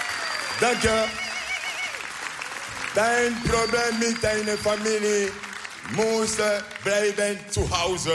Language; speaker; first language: Dutch; non-native, learner; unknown